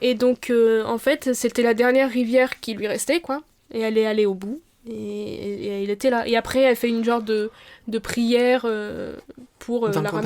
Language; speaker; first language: French; native; French